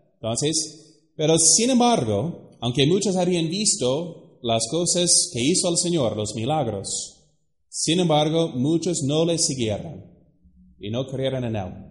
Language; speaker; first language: Spanish; non-native, fluent; English